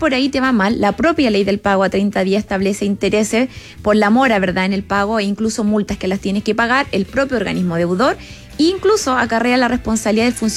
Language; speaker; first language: Spanish; native; Spanish